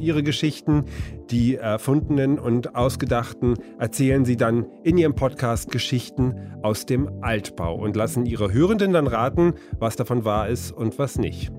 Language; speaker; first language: German; native; German